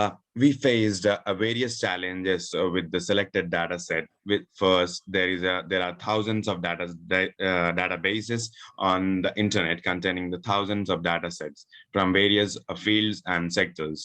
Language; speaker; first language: English; non-native, local second language; Urdu